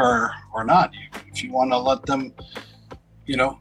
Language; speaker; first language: English; native; English